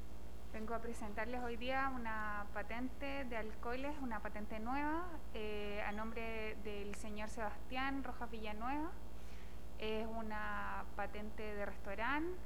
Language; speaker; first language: Spanish; native; Spanish